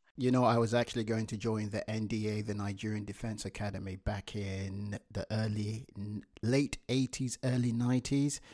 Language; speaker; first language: English; non-native, local second language; Yoruba